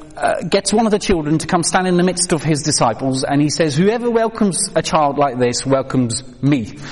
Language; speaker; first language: English; non-native, fluent; Dutch